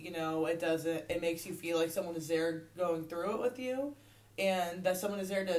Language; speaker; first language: English; native; English